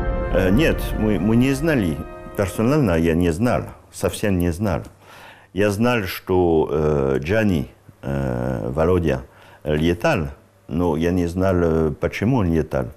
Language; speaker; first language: Russian; non-native, learner; French